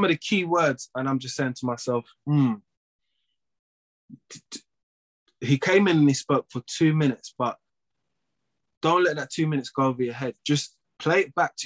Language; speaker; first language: English; native; English